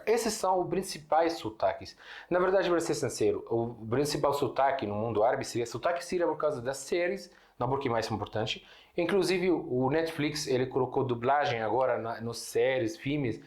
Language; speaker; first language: Portuguese; non-native, fluent; Arabic